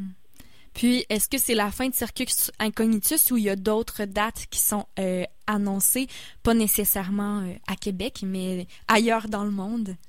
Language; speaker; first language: French; native; French